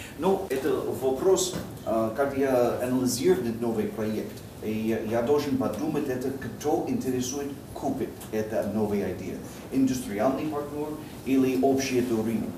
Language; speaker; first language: Russian; non-native, learner; English